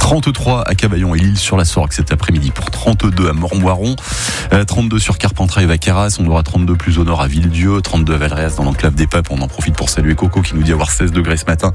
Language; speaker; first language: French; native; French